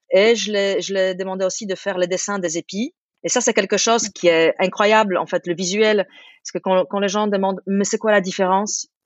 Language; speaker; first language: French; non-native, fluent; Polish